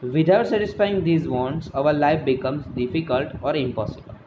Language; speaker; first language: English; non-native, local second language; Gujarati